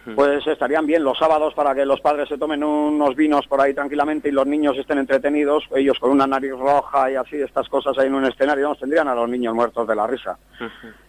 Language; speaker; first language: Spanish; native; Spanish